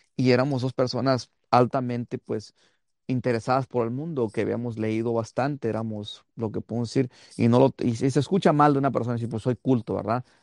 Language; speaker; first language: Spanish; early bilingual, heritage; Spanish